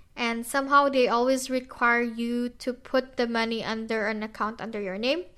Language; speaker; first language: English; non-native, fluent; Indonesian